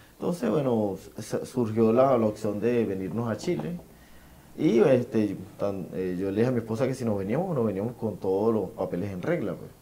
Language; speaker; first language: Spanish; native; Spanish